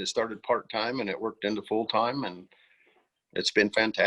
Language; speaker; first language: English; native; English